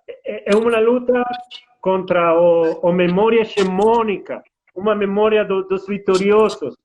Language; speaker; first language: Portuguese; non-native, fluent; Spanish